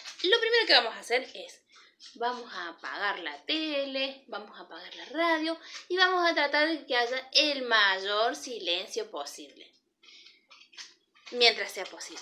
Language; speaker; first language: Spanish; native; Spanish